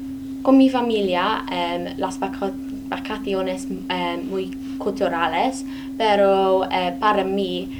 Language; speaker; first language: Spanish; non-native, learner; English